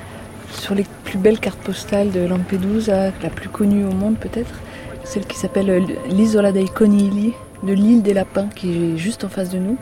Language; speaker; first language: French; native; French